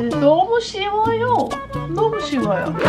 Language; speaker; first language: Korean; non-native, fluent; English